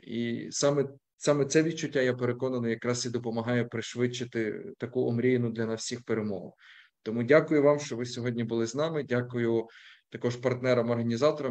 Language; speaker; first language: Ukrainian; native; Ukrainian